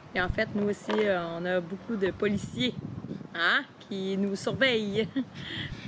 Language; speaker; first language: French; native; French